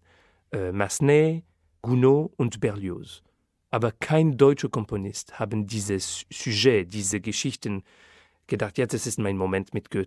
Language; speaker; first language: German; non-native, fluent; French